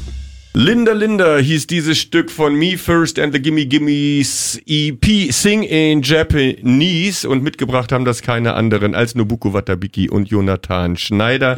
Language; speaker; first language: German; native; German